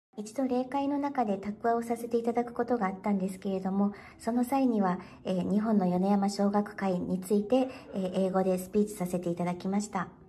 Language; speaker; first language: Japanese; non-native, fluent; English